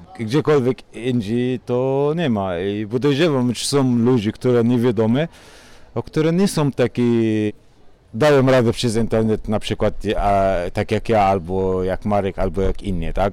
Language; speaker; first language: Polish; non-native, learner; Arabic